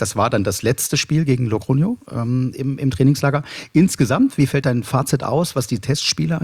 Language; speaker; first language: German; native; German